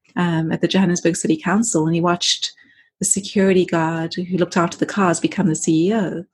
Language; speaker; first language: English; native; English